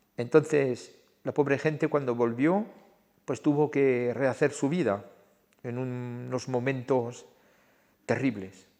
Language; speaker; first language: Spanish; early bilingual, heritage; Spanish